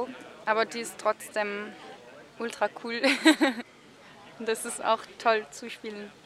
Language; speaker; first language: German; non-native, fluent; French